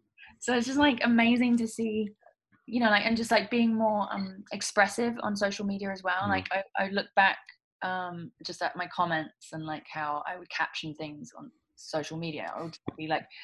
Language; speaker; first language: English; native; English